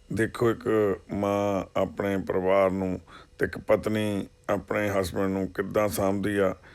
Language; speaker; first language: Punjabi; native; Punjabi